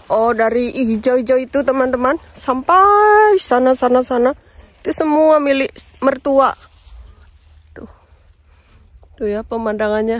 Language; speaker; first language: Indonesian; native; Indonesian